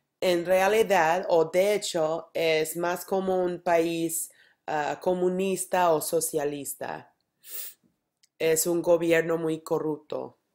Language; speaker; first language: Spanish; non-native, learner; English